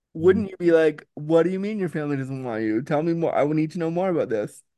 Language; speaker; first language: English; native; English